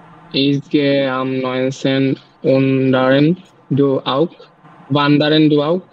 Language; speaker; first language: German; non-native, learner; Bangla